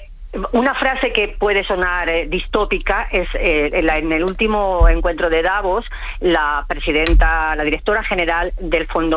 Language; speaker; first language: Spanish; native; Spanish